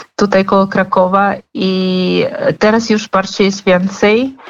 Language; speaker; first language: Polish; non-native, fluent; Ukrainian